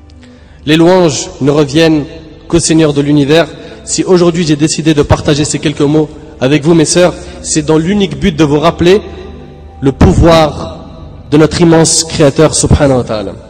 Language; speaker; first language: French; native; French